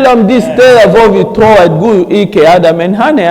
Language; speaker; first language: Danish; non-native, learner; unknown